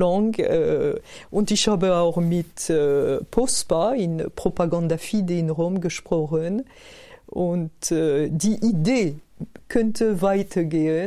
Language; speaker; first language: German; non-native, fluent; French